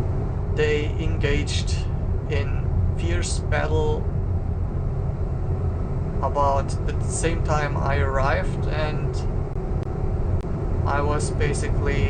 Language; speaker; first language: English; non-native, fluent; German